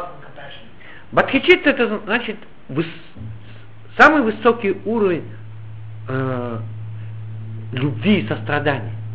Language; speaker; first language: Russian; native; Russian